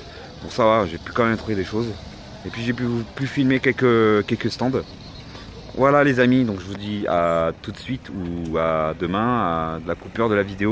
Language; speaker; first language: French; native; French